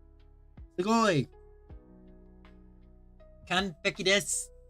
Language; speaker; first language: Japanese; non-native, learner; English